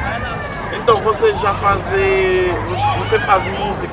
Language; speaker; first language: Portuguese; non-native, learner; Haitian Creole